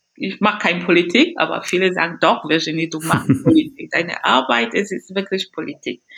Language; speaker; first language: German; non-native, fluent; French